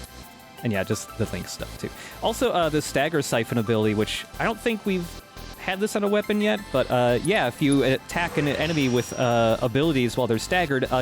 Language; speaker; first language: English; native; English